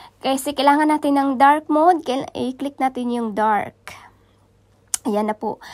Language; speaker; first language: Filipino; non-native, local second language; Cebuano